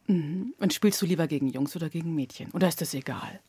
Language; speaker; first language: German; native; German